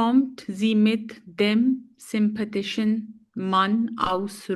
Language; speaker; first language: German; non-native, learner; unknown